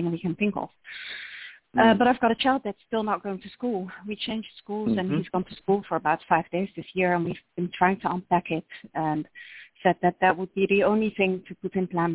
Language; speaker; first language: English; non-native, fluent; Dutch